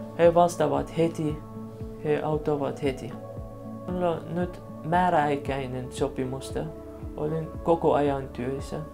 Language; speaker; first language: Finnish; non-native, learner; Arabic